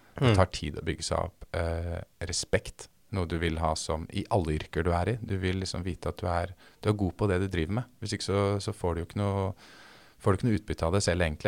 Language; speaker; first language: Norwegian; native; Norwegian